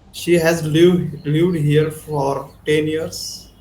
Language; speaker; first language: English; non-native, learner; Hindi